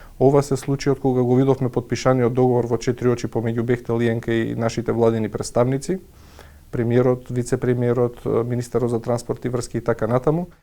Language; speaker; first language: Macedonian; native; Macedonian